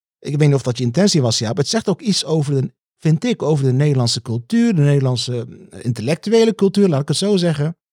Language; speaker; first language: Dutch; early bilingual, other home language; Turkish